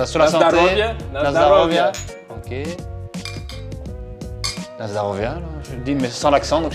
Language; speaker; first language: French; native; French